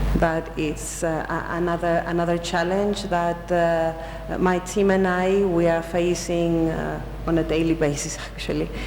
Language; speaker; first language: English; non-native, local second language; Greek